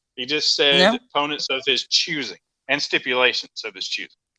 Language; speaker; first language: English; native; English